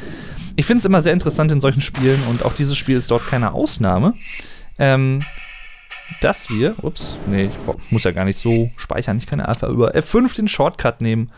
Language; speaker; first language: German; native; German